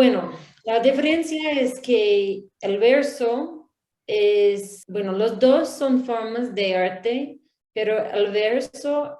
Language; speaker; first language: Spanish; non-native, learner; English